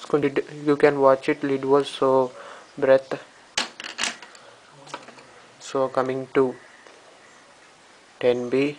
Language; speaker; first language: English; non-native, learner; Telugu